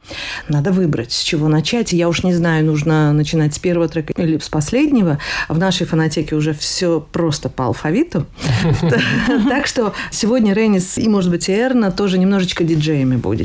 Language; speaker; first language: Russian; native; Russian